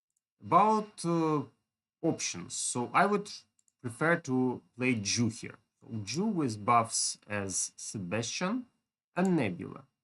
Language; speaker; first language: English; non-native, fluent; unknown